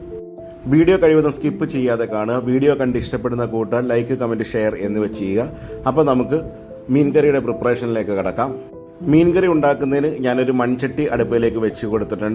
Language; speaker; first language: Malayalam; native; Malayalam